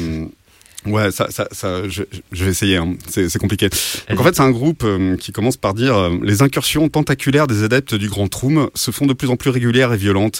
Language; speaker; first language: French; native; French